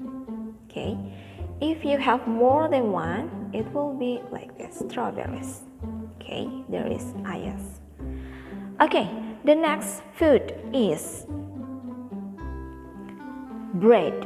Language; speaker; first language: English; non-native, fluent; Indonesian